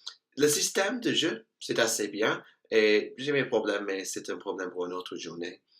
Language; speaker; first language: French; non-native, learner; English